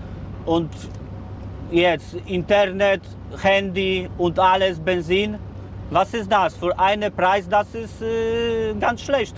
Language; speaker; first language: German; non-native, learner; Polish